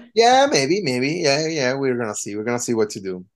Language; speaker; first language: English; non-native, fluent; Italian